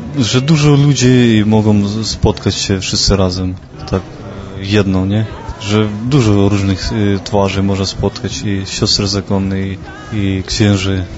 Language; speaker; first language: Polish; non-native, learner; Ukrainian